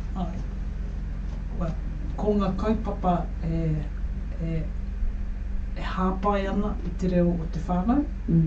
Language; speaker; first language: Māori; non-native, local second language; English